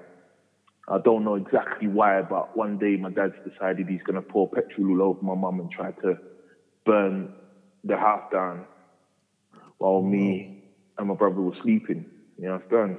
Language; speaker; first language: English; native; English